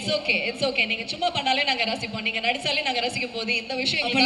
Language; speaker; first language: Tamil; native; Tamil